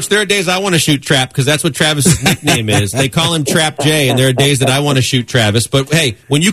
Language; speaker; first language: English; native; English